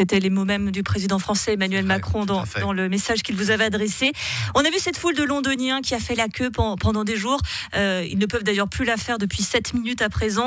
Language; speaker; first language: French; native; French